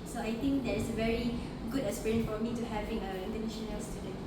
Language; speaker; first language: English; non-native, local second language; Malay